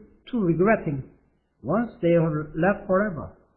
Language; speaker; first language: English; non-native, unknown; Korean